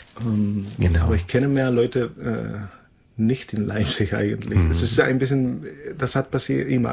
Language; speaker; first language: German; non-native, fluent; Spanish